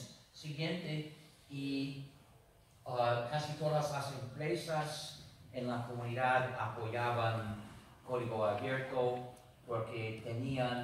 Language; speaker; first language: Spanish; non-native, fluent; English